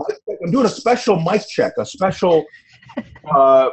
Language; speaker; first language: English; native; English